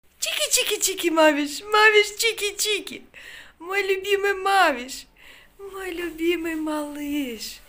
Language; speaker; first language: Russian; non-native, local second language; Georgian